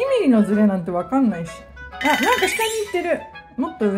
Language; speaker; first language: Japanese; native; Japanese